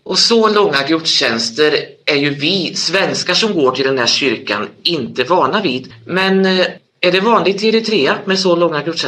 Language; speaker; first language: Swedish; native; Swedish